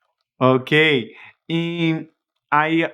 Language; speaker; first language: Spanish; non-native, fluent; English